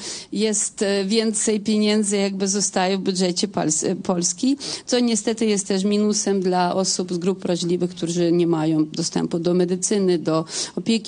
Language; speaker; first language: Polish; non-native, fluent; Ukrainian